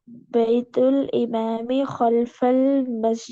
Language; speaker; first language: Arabic; non-native, learner; Urdu